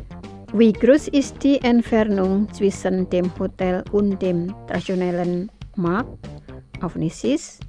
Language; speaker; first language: German; non-native, fluent; Indonesian